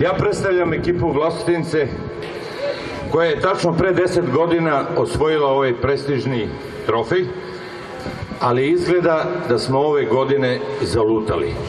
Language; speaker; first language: Bosnian; native; Bosnian